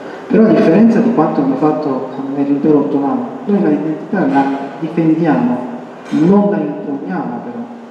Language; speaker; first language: Italian; non-native, fluent; Armenian